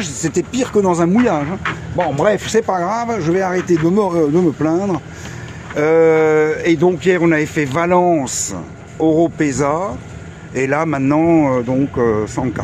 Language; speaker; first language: French; native; French